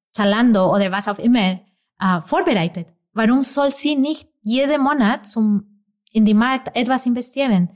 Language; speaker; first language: German; non-native, fluent; English